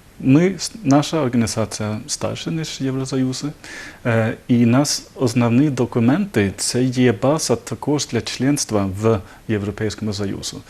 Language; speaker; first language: Ukrainian; non-native, learner; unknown